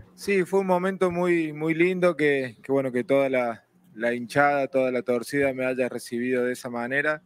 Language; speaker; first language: Portuguese; non-native, learner; Spanish